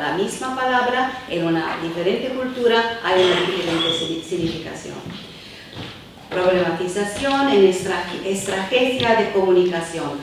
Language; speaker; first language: Spanish; non-native, fluent; Italian